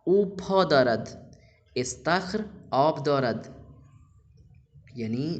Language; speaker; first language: Persian; non-native, fluent; Urdu